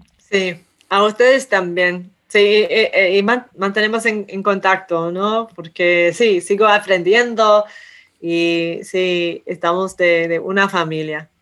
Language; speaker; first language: Spanish; non-native, fluent; English